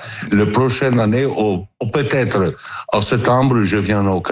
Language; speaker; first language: French; non-native, learner; Italian